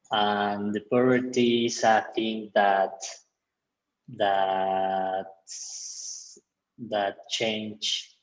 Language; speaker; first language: English; non-native, learner; Spanish